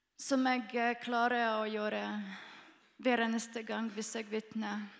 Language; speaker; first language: Norwegian; non-native, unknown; Croatian